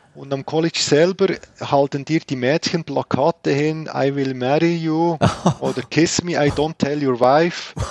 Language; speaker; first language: German; native; German